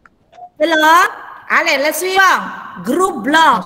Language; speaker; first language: French; non-native, fluent; Indonesian